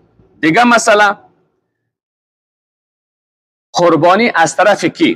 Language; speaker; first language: Persian; native; Persian